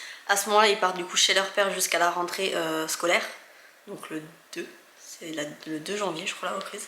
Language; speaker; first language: French; native; French